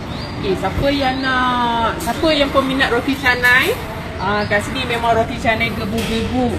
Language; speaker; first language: Malay; native; Malay